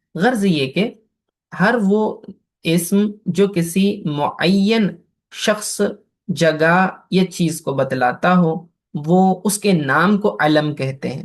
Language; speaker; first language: Urdu; native; Urdu